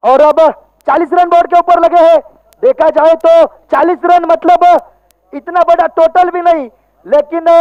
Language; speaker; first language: Hindi; non-native, local second language; Marathi